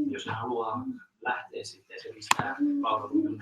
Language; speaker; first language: Finnish; native; Finnish